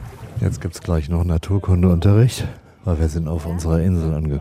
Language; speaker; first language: German; native; German